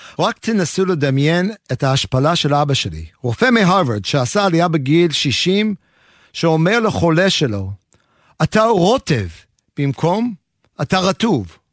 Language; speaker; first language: Hebrew; non-native, fluent; English